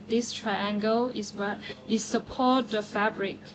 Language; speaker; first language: English; non-native, learner; Chinese